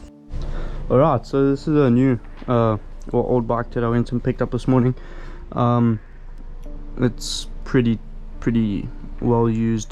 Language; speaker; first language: English; native; English